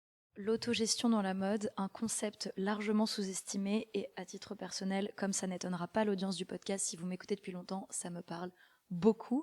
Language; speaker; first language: French; native; French